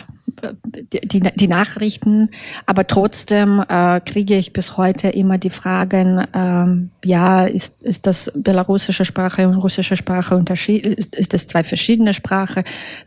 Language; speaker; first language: German; non-native, fluent; Russian